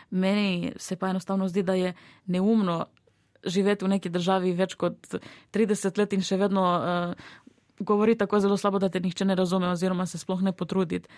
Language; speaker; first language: Slovenian; early bilingual, other home language; Serbian